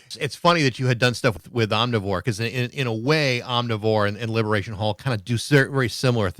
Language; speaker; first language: English; native; English